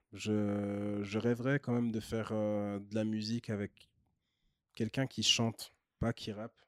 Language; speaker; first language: French; early bilingual, other home language; Kinyarwanda